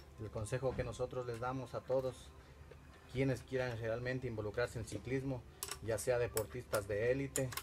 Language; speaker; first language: Spanish; native; Spanish